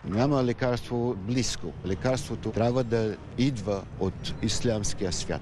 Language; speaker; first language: Bulgarian; non-native, fluent; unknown